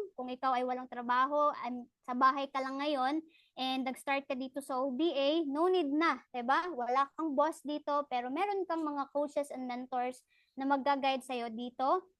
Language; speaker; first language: Filipino; non-native, local second language; Cebuano